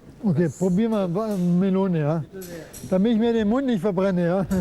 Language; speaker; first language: German; native; German